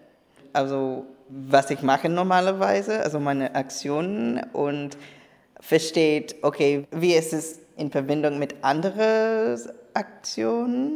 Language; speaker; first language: German; non-native, learner; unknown